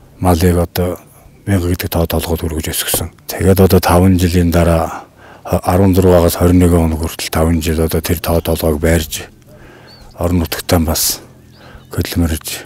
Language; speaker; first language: Mongolian; native; Mongolian